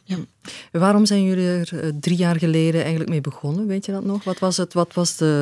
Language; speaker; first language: Dutch; native; Dutch